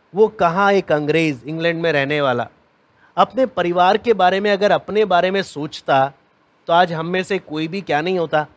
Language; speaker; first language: Hindi; native; Hindi